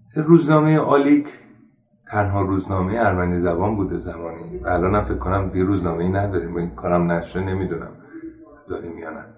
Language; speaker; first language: Persian; non-native, local second language; Armenian